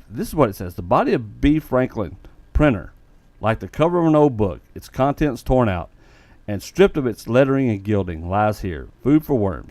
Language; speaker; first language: English; native; English